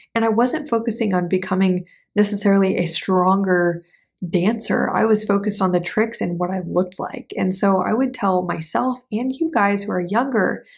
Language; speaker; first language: English; native; English